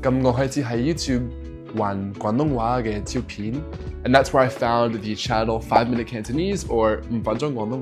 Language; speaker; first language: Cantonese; non-native, learner; English